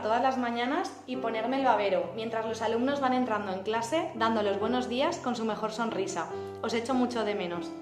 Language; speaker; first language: Spanish; native; Spanish